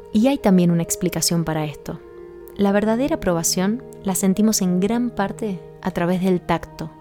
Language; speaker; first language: Spanish; native; Spanish